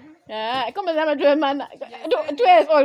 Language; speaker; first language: Spanish; non-native, learner; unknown